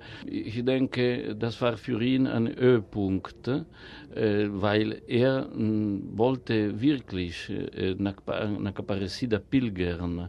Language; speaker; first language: German; non-native, fluent; Italian